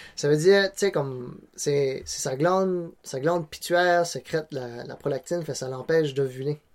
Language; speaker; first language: French; non-native, local second language; Cantonese